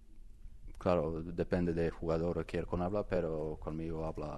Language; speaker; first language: Spanish; non-native, learner; Croatian